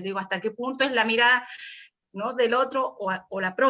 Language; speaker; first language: Spanish; native; Spanish